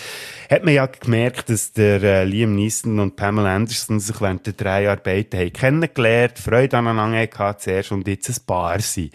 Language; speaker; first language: German; native; German